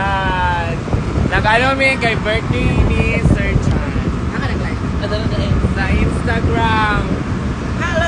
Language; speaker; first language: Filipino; non-native, local second language; Cebuano